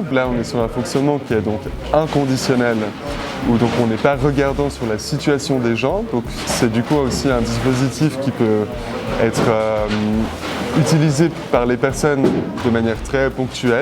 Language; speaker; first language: French; native; French